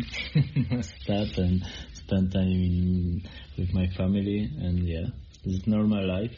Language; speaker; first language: English; non-native, learner; Polish